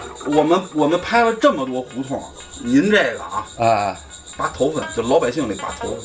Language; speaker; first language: Chinese; native; Chinese